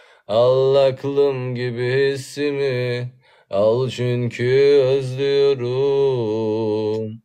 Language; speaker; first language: Turkish; native; Turkish